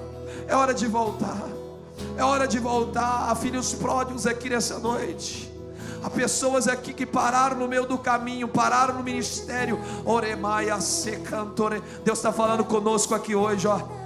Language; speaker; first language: Portuguese; native; Portuguese